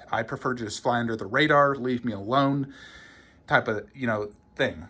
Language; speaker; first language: English; native; English